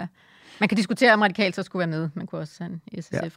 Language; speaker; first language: Danish; native; Danish